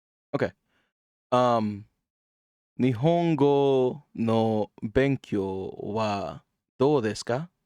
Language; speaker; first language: Japanese; non-native, learner; English